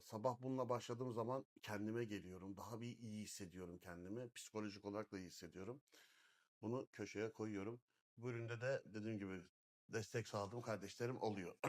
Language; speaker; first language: Turkish; native; Turkish